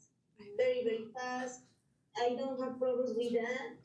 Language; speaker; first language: English; non-native, learner; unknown